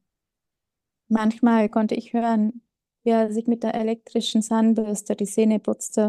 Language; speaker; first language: German; early bilingual, other home language; Vietnamese